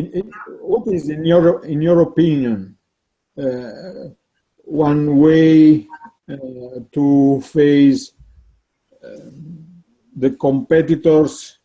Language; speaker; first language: English; non-native, learner; Italian